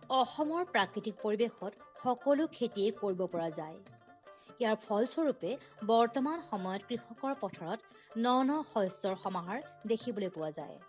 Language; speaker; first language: Assamese; native; Assamese